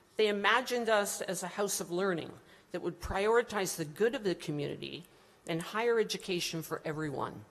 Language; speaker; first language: English; native; English